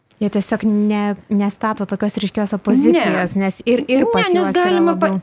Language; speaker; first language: Lithuanian; native; Lithuanian